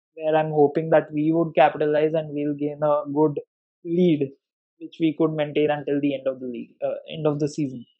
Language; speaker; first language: English; non-native, local second language; Hindi